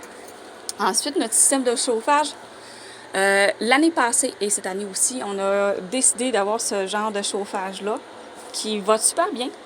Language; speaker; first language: French; native; French